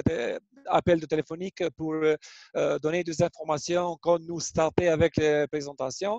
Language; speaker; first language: French; non-native, learner; Albanian